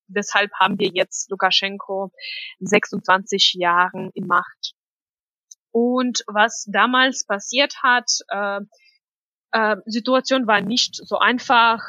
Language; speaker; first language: German; non-native, fluent; Russian